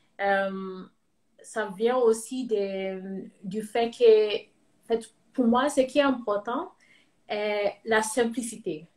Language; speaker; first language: French; non-native, fluent; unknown